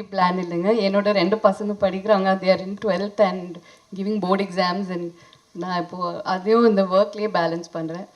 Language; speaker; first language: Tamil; non-native, fluent; Hindi